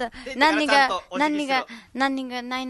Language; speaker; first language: Japanese; non-native, learner; Nepali